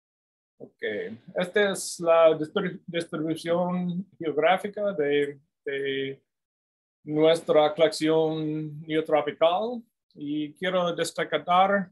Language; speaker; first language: Spanish; non-native, fluent; English